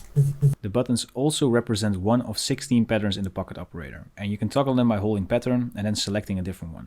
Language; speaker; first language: English; non-native, fluent; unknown